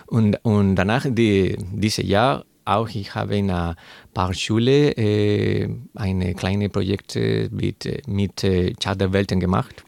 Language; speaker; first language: German; non-native, learner; Spanish